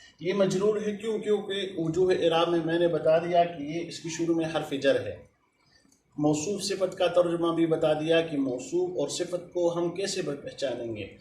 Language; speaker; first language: Urdu; non-native, local second language; Pashto